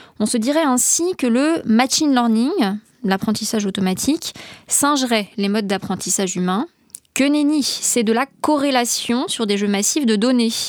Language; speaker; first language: French; native; French